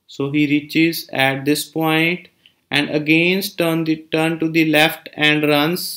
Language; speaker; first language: English; non-native, local second language; Punjabi